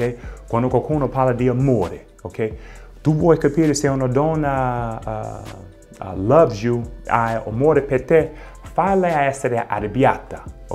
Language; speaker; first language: Italian; non-native, fluent; English